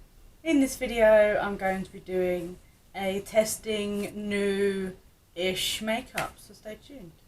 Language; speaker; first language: English; native; English